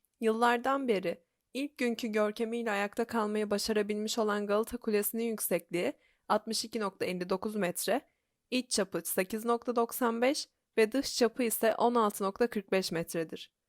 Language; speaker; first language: Turkish; native; Turkish